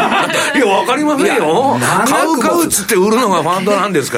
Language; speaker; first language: Japanese; native; Japanese